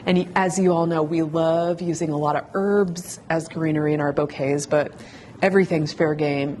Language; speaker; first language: English; native; English